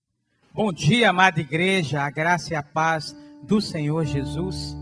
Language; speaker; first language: Portuguese; native; Portuguese